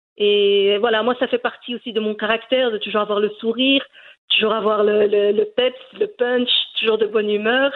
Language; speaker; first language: French; early bilingual, other home language; Riffian